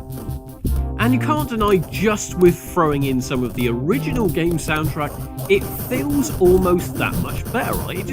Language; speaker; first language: English; native; English